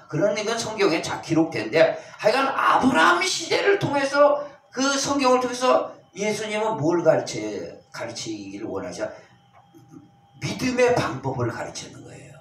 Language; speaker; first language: Korean; native; Korean